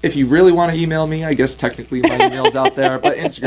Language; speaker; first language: English; native; English